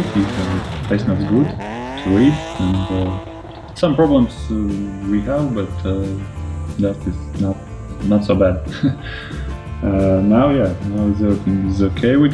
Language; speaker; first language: English; non-native, learner; Latvian